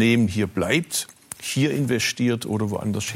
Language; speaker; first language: German; early bilingual, other home language; Turkish